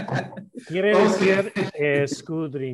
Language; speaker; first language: Spanish; non-native, fluent; English